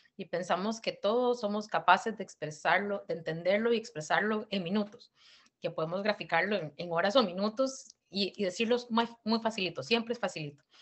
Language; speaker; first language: Spanish; native; Spanish